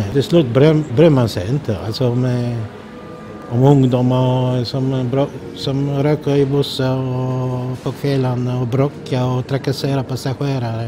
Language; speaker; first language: Swedish; non-native, fluent; Polish